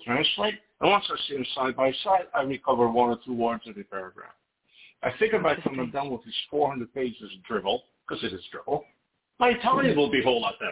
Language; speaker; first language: English; non-native, fluent; Hungarian